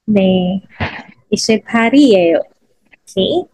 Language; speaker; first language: Korean; non-native, fluent; Filipino